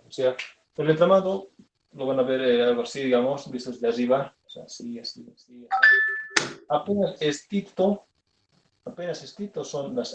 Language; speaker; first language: Spanish; native; Spanish